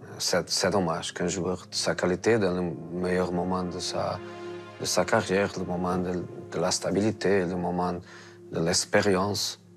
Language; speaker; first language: French; non-native, fluent; Portuguese